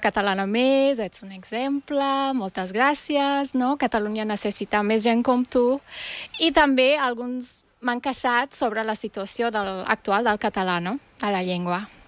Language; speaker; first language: Catalan; non-native, fluent; Turkish